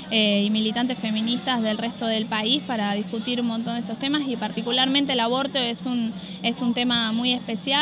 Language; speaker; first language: Spanish; native; Spanish